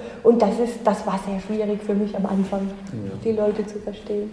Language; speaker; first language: German; native; German